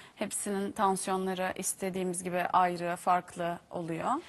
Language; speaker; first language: Turkish; native; Turkish